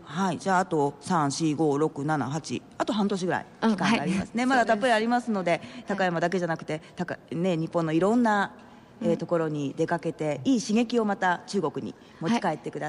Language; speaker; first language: Japanese; native; Japanese